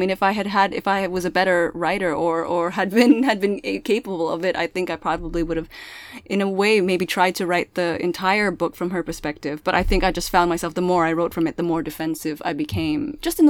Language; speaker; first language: English; early bilingual, other home language; Pangasinan